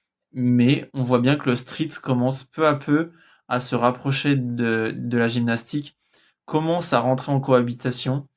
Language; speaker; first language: French; native; French